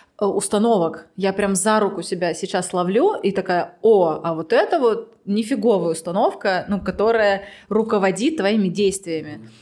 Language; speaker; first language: Russian; native; Russian